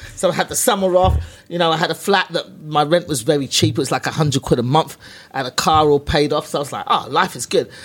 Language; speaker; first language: English; native; English